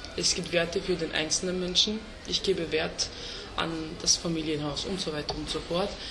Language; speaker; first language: German; early bilingual, other home language; Turkish